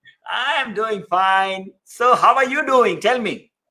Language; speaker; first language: English; non-native, local second language; Hindi